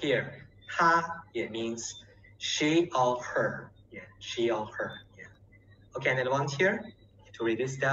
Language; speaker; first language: English; non-native, learner; Chinese